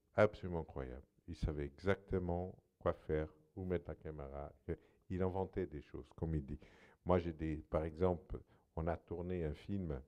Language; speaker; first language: French; non-native, fluent; Portuguese